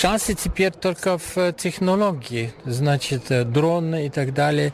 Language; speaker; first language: Russian; non-native, fluent; German